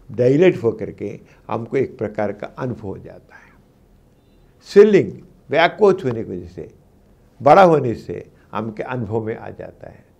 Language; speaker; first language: Hindi; non-native, local second language; Telugu